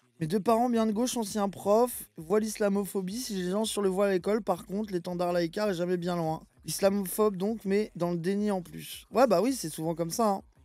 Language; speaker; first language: French; native; French